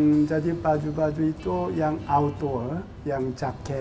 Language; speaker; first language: Indonesian; non-native, fluent; Korean